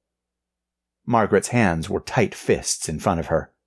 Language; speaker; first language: English; native; English